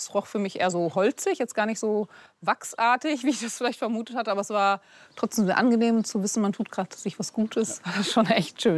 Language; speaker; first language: German; native; German